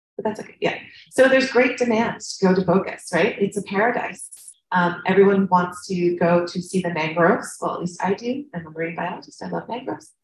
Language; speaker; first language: English; native; English